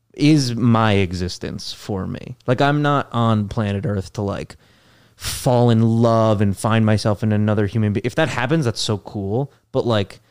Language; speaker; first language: English; native; English